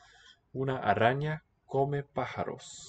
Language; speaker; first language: Spanish; non-native, learner; English